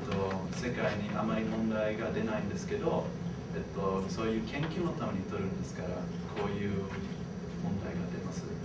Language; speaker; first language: Japanese; non-native, fluent; English